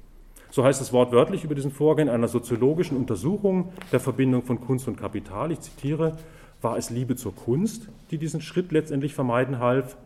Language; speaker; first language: German; native; German